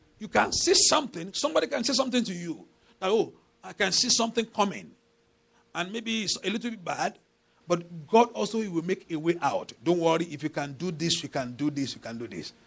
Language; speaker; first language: English; non-native, local second language; Yoruba